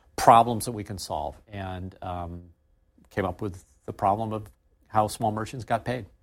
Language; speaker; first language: English; native; English